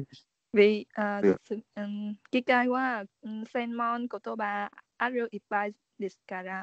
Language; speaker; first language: Japanese; non-native, learner; Vietnamese